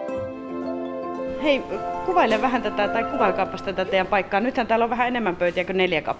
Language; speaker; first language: Finnish; native; Finnish